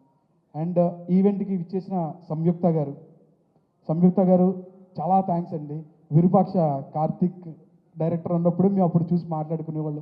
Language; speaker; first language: Telugu; native; Telugu